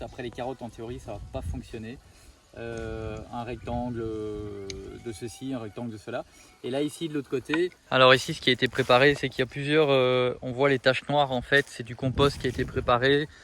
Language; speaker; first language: French; native; French